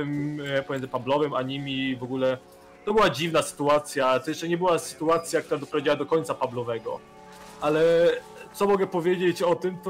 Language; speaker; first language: Polish; native; Polish